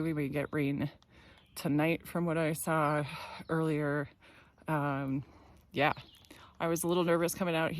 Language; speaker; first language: English; native; English